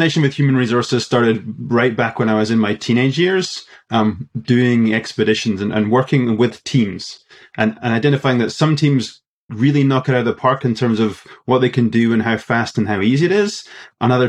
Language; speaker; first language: English; native; English